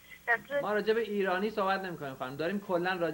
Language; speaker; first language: Persian; native; Persian